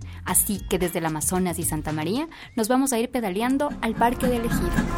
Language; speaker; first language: Spanish; native; Spanish